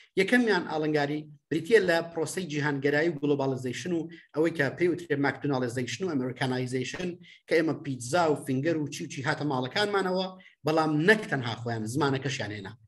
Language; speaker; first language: Central Kurdish; native; Central Kurdish